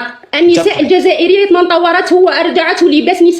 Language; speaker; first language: Arabic; native; Arabic